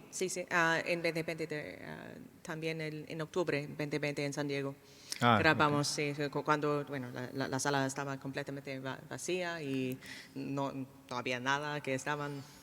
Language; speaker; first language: Spanish; non-native, fluent; English